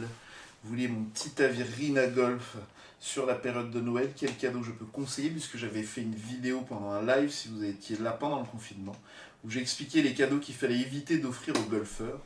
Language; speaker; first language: French; native; French